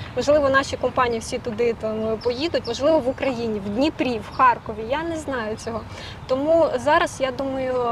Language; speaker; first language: Ukrainian; native; Ukrainian